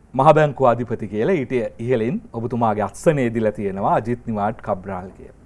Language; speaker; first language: Sinhala; native; Sinhala